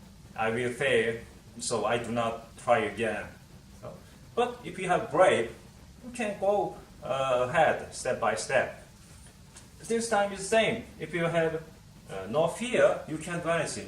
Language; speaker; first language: English; non-native, learner; Korean